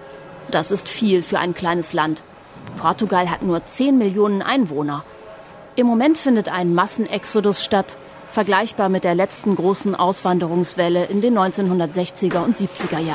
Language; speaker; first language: German; native; German